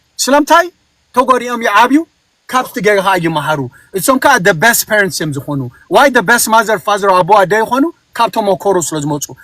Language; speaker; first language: Tigrinya; early bilingual, heritage; Tigrinya